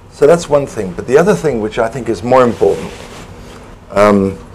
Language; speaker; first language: English; native; English